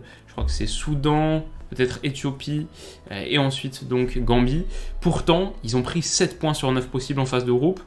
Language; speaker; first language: French; native; French